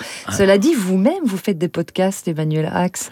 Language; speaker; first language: French; native; French